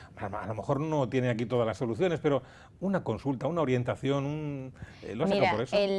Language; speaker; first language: Spanish; native; Spanish